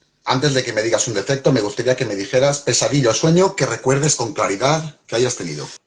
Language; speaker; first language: Spanish; native; Spanish